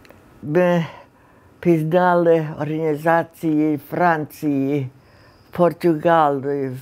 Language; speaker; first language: Ukrainian; early bilingual, heritage; Ukrainian